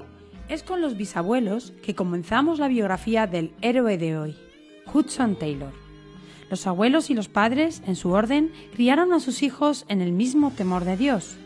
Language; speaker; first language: Spanish; native; Spanish